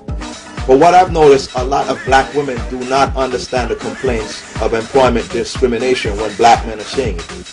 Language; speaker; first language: English; native; English